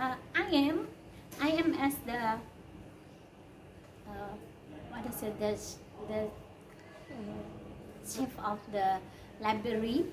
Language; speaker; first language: English; non-native, learner; Indonesian